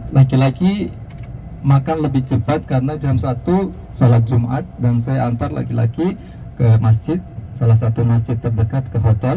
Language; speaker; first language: Indonesian; non-native, fluent; Uzbek